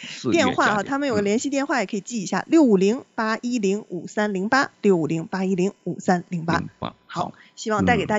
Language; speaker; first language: Chinese; native; Chinese